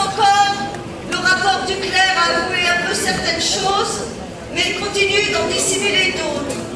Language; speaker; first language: French; native; French